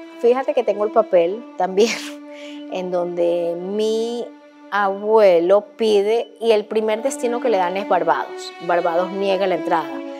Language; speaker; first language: Spanish; native; Spanish